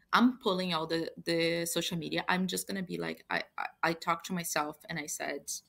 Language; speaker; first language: English; non-native, fluent; Portuguese